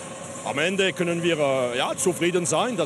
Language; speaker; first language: German; non-native, learner; French